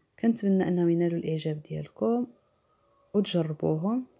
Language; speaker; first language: Arabic; native; Arabic